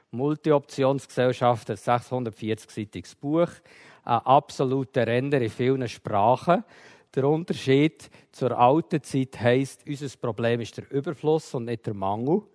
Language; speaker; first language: German; native; German